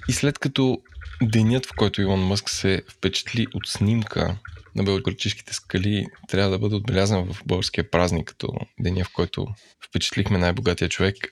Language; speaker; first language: Bulgarian; native; Bulgarian